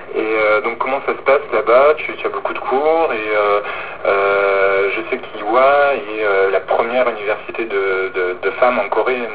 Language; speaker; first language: French; native; French